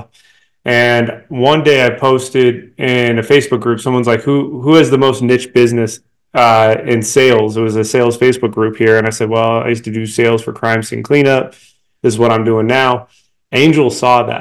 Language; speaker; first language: English; native; English